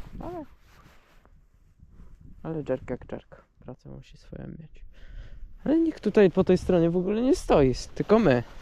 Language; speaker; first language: Polish; native; Polish